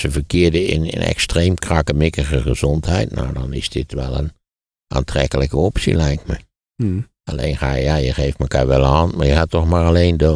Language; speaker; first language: Dutch; native; Dutch